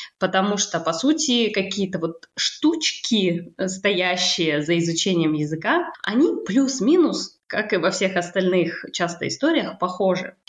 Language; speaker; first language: Russian; native; Russian